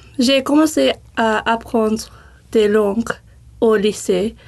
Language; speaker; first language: French; non-native, learner; English